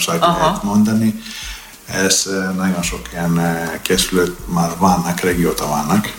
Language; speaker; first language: Hungarian; non-native, learner; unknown